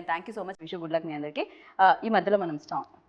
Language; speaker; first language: Telugu; native; Telugu